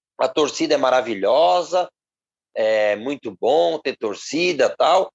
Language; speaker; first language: Portuguese; native; Portuguese